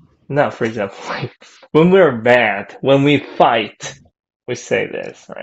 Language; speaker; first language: English; non-native, fluent; Korean